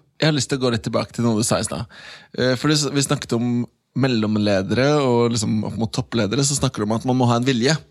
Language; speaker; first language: Norwegian; native; Norwegian